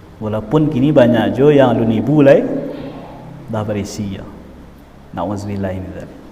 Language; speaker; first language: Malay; non-native, local second language; Minangkabau